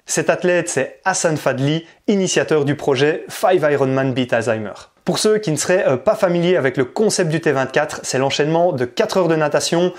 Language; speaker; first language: French; native; French